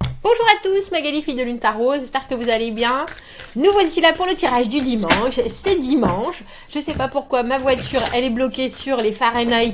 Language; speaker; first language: French; native; French